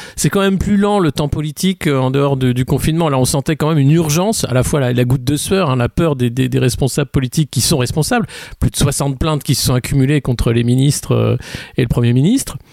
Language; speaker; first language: French; native; French